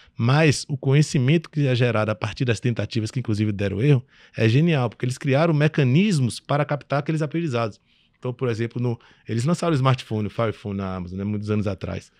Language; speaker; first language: Portuguese; early bilingual, other home language; French